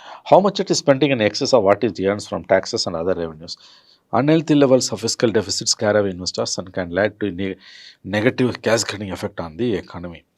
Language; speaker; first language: English; non-native, local second language; Tamil